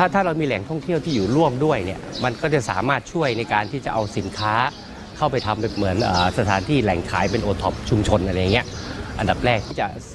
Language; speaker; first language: Thai; native; Thai